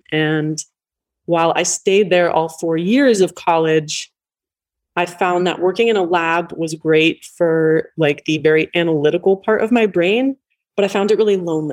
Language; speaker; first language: English; native; English